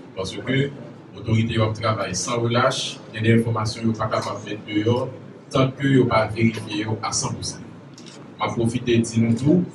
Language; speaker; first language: French; non-native, local second language; Haitian Creole